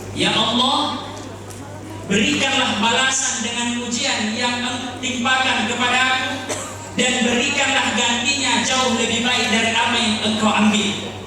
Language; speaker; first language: Indonesian; native; Indonesian